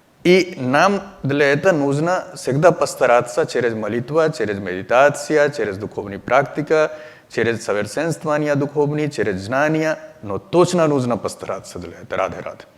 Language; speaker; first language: Russian; non-native, learner; Hindi